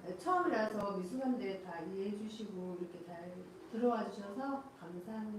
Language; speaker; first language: Korean; native; Korean